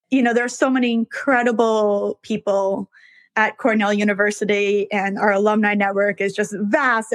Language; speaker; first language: English; native; English